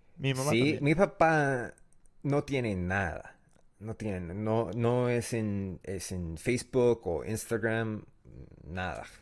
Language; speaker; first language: Spanish; non-native, learner; English